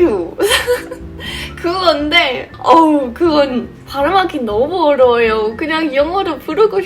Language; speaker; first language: Korean; non-native, fluent; English